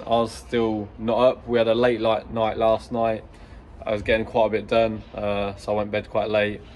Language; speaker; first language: English; native; English